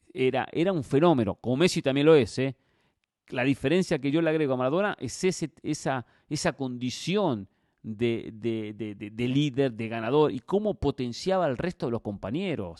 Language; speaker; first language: Spanish; native; Spanish